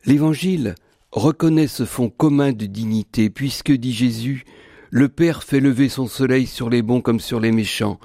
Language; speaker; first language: French; native; French